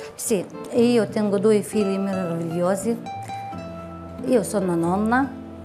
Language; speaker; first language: Italian; non-native, learner; Ukrainian